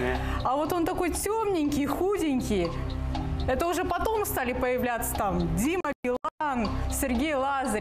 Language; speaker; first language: Russian; native; Russian